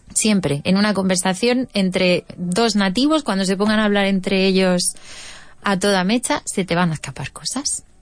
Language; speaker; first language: English; non-native, fluent; Spanish